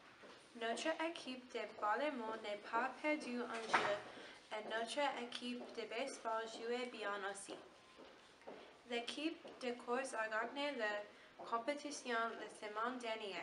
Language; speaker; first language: French; non-native, learner; English